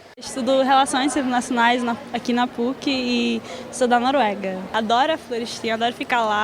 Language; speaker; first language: Portuguese; non-native, fluent; Norwegian